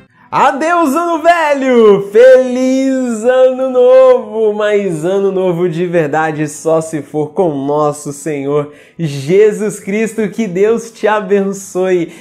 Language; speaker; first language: Portuguese; native; Portuguese